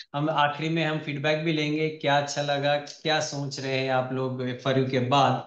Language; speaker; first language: Hindi; non-native, local second language; Telugu